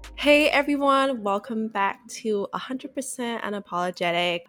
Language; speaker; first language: English; non-native, local second language; Cantonese